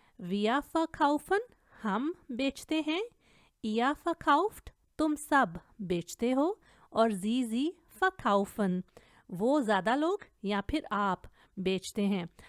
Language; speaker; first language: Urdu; native; Urdu